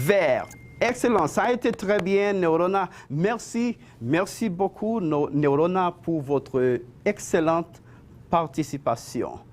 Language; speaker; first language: French; non-native, fluent; Spanish